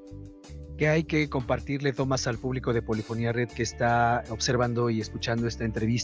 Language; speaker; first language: Spanish; native; Spanish